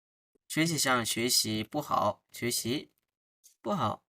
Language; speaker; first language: Chinese; non-native, fluent; Bangla